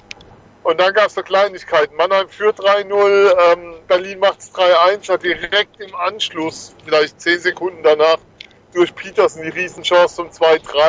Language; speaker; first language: German; native; German